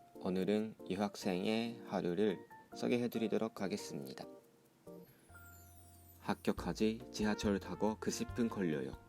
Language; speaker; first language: Korean; non-native, fluent; Japanese